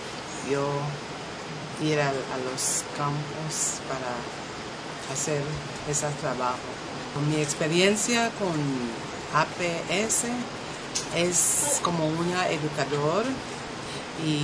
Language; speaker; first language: Spanish; non-native, local second language; English